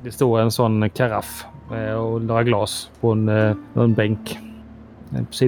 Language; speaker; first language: Swedish; native; Swedish